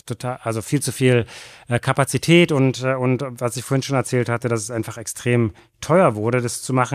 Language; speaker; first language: German; native; German